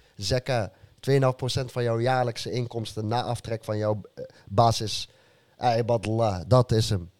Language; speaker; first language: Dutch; early bilingual, other home language; Arabic